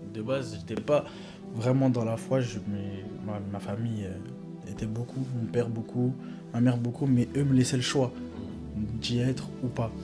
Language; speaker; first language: French; native; French